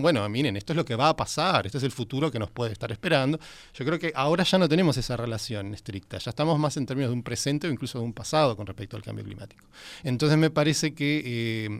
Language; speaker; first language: Spanish; native; Spanish